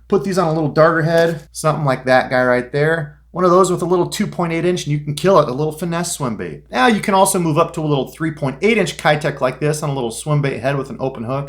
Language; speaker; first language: English; native; English